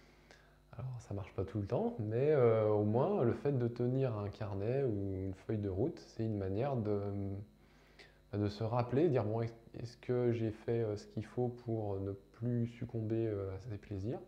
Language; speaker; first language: French; native; French